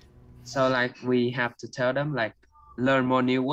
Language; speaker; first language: English; non-native, fluent; Vietnamese